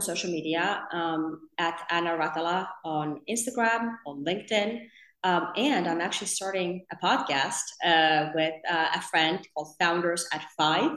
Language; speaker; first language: English; non-native, fluent; Finnish